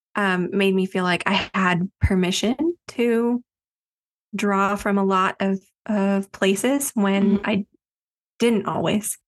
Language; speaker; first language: English; native; English